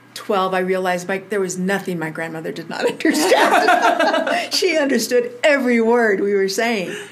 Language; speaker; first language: English; early bilingual, other home language; Spanish